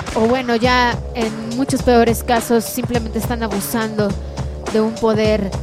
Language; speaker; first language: Spanish; native; Spanish